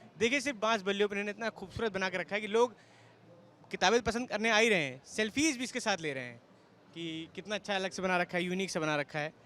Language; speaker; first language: Hindi; native; Hindi